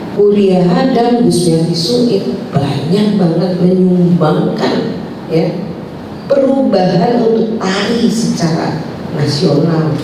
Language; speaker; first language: Indonesian; native; Indonesian